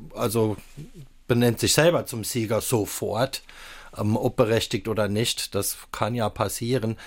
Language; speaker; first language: German; non-native, fluent; English